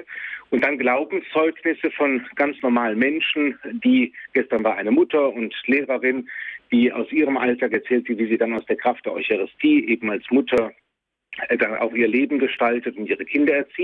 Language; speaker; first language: German; native; German